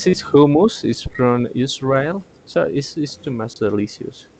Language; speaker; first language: English; non-native, learner; Spanish